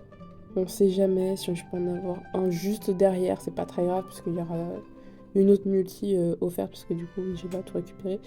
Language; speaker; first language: French; native; French